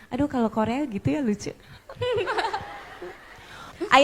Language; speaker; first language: Indonesian; native; Indonesian